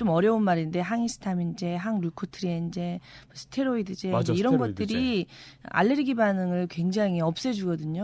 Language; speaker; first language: Korean; native; Korean